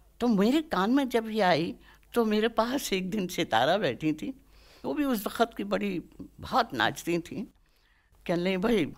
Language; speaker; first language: Hindi; native; Hindi